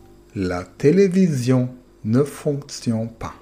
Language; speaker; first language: French; non-native, fluent; German